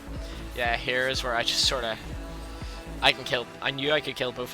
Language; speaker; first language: English; native; English